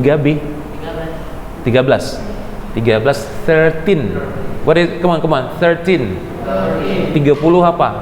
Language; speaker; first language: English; non-native, fluent; Indonesian